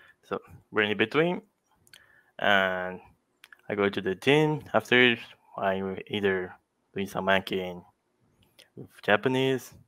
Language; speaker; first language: English; non-native, fluent; Portuguese